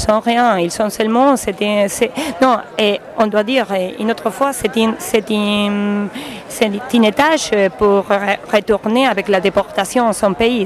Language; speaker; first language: French; non-native, learner; Spanish